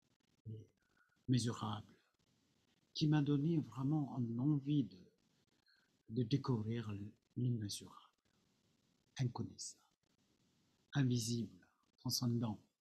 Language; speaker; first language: French; non-native, fluent; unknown